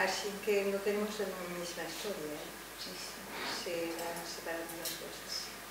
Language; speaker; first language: Spanish; early bilingual, heritage; French